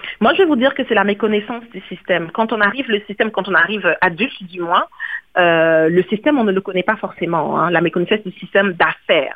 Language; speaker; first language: French; non-native, local second language; Kongo